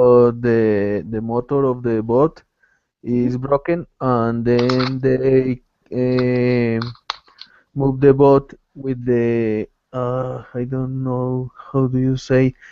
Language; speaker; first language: English; non-native, learner; Spanish